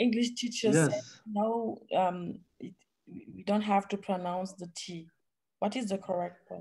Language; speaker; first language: English; non-native, learner; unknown